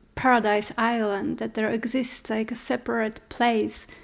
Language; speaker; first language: English; non-native, fluent; Polish